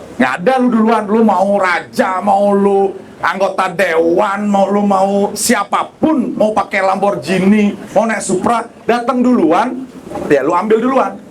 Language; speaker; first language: Indonesian; native; Indonesian